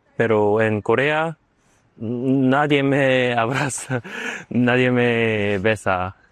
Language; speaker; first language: Spanish; non-native, learner; Korean